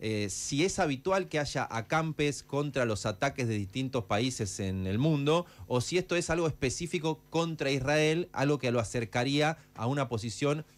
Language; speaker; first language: Spanish; native; Spanish